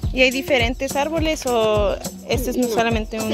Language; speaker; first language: Spanish; early bilingual, other home language; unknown